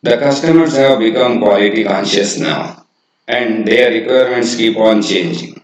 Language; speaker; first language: English; non-native, local second language; Kannada